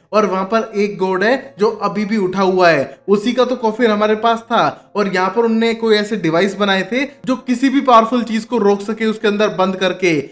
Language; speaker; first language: Hindi; native; Hindi